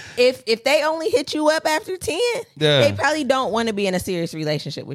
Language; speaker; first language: English; native; English